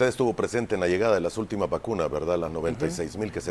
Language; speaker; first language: Spanish; native; Spanish